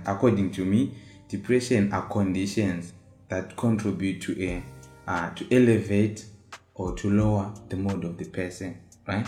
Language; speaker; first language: English; non-native, local second language; Shona